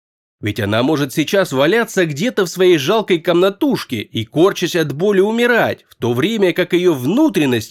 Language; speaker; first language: Russian; native; Russian